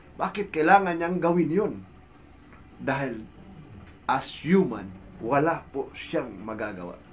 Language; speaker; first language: Filipino; non-native, local second language; Cebuano